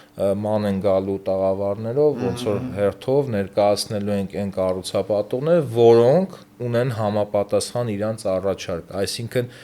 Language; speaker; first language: Armenian; native; Armenian